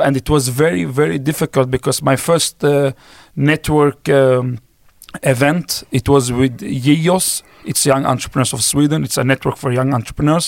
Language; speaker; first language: English; non-native, fluent; Swedish